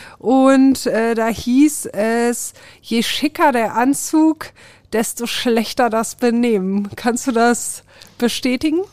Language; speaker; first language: German; native; German